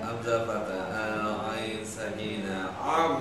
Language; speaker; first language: Arabic; non-native, learner; Malay